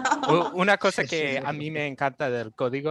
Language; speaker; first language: Spanish; non-native, fluent; English